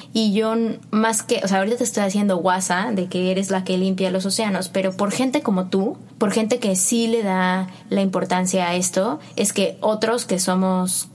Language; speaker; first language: Spanish; native; Spanish